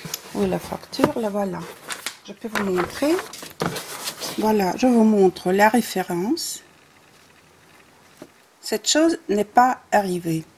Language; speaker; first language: French; non-native, fluent; Russian